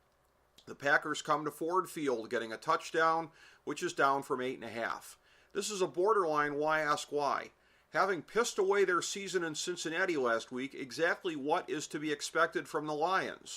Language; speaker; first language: English; native; English